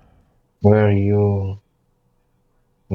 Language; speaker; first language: English; non-native, learner; Russian